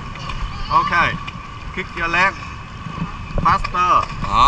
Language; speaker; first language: English; non-native, learner; Vietnamese